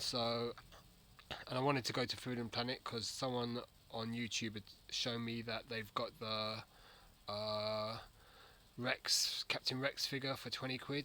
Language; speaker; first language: English; native; English